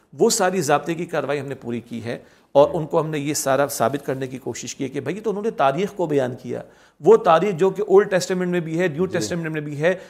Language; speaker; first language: Urdu; native; Urdu